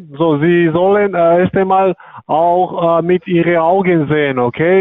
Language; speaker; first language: German; non-native, learner; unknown